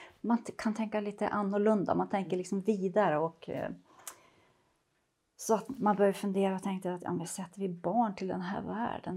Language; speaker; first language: Swedish; native; Swedish